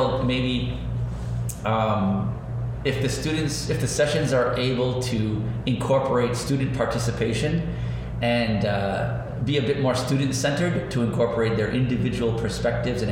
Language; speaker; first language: English; native; English